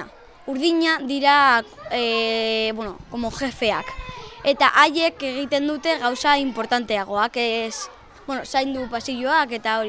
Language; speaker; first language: Basque; non-native, local second language; Spanish